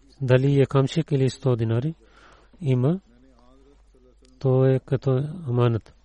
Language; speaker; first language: Bulgarian; non-native, learner; Urdu